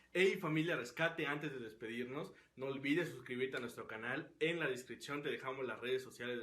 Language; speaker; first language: Spanish; native; Spanish